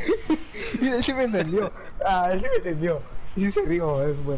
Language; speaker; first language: Spanish; native; Spanish